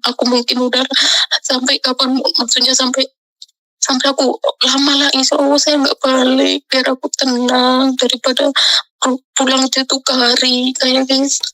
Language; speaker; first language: Indonesian; non-native, local second language; Javanese